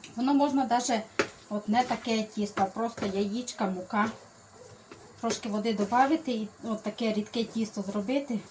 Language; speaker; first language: Ukrainian; native; Ukrainian